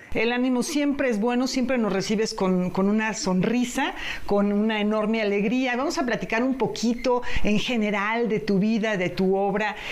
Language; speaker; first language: Spanish; native; Spanish